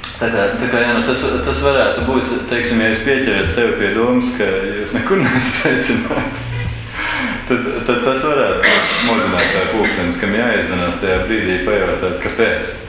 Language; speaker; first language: Latvian; native; Latvian